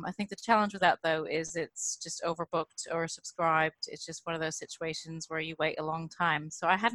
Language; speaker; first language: English; native; English